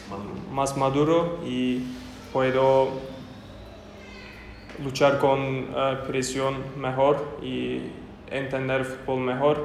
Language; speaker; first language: Spanish; non-native, learner; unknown